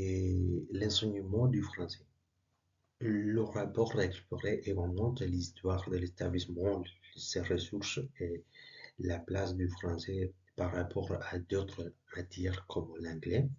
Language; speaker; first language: French; non-native, learner; Spanish